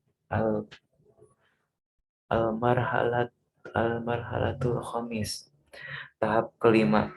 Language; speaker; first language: Arabic; non-native, learner; Indonesian